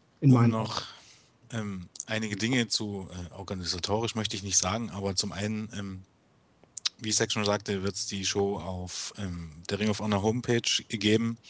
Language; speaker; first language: German; native; German